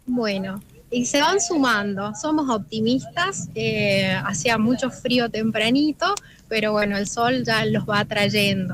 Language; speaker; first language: Spanish; native; Spanish